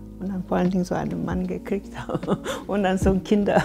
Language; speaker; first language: German; non-native, fluent; Korean